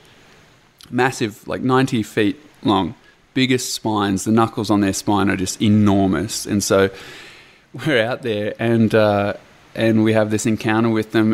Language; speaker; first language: English; native; English